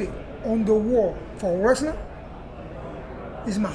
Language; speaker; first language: English; non-native, learner; Spanish